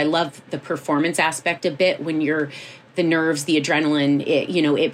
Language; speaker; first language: English; native; English